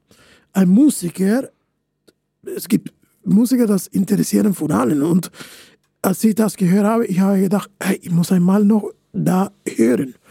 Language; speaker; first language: German; non-native, fluent; Spanish